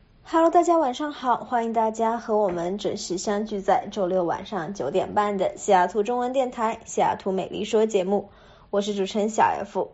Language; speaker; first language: Chinese; native; Chinese